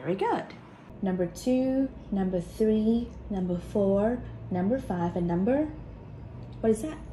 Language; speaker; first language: English; non-native, fluent; Thai